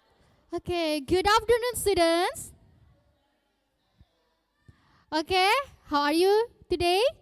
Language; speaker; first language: English; non-native, fluent; Indonesian